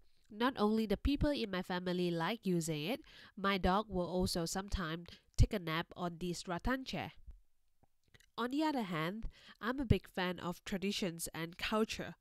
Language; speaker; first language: English; non-native, fluent; Chinese